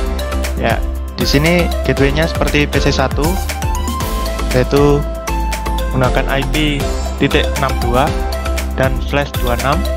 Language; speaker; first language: Indonesian; native; Indonesian